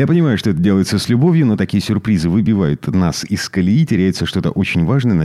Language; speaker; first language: Russian; native; Russian